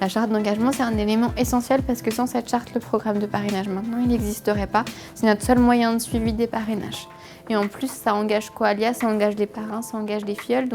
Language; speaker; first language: French; native; French